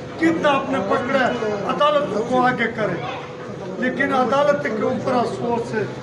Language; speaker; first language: Urdu; non-native, local second language; Pashto